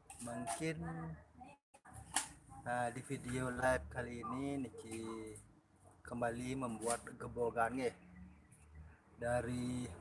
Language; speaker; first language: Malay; non-native, local second language; Balinese